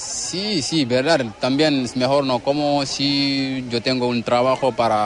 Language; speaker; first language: Spanish; non-native, learner; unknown